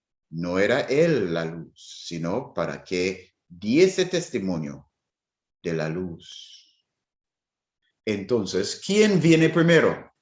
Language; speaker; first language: Spanish; non-native, fluent; English